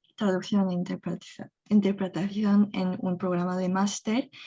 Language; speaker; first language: Spanish; non-native, fluent; Korean